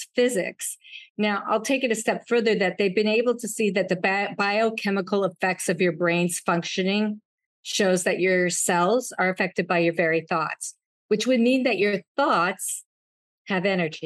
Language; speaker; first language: English; native; English